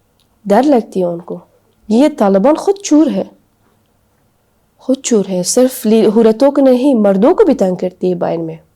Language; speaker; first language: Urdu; non-native, learner; Persian